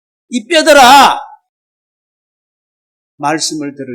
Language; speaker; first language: Korean; native; Korean